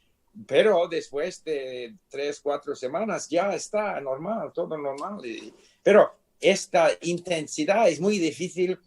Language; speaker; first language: Spanish; non-native, fluent; English